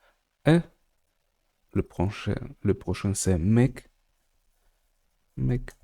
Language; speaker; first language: French; non-native, learner; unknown